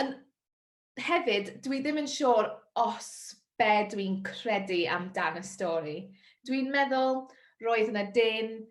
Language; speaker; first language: Welsh; non-native, local second language; English